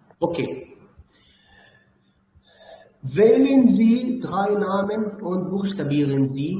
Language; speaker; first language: German; non-native, fluent; Arabic